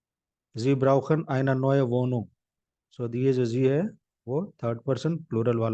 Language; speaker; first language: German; non-native, fluent; Hindi